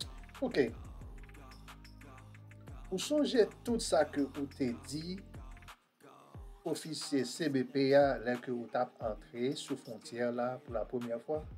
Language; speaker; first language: French; non-native, learner; Haitian Creole